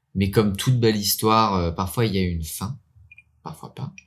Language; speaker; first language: French; early bilingual, heritage; French